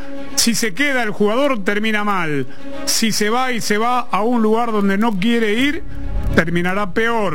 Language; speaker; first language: Spanish; native; Spanish